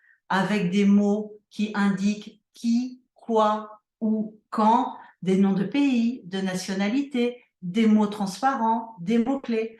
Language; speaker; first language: French; native; French